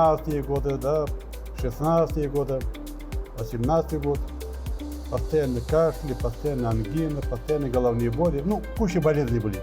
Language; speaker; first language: Russian; non-native, local second language; Tatar